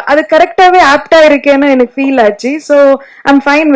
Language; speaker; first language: Tamil; non-native, learner; Kannada